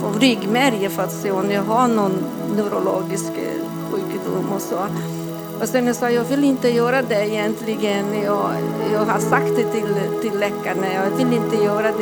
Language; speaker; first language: Swedish; non-native, fluent; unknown